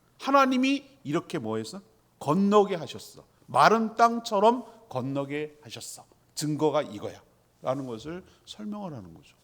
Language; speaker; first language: Korean; native; Korean